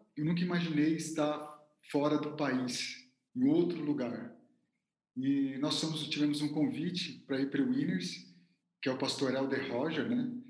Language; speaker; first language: Portuguese; native; Portuguese